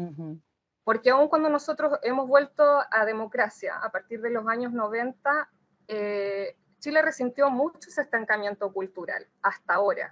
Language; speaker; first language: Spanish; native; Spanish